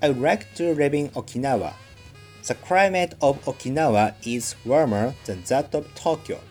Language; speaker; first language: English; non-native, learner; Japanese